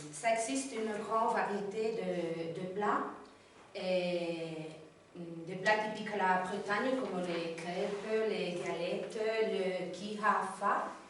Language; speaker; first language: French; non-native, learner; Spanish